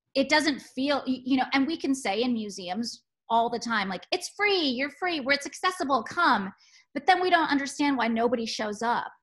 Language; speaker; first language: English; native; English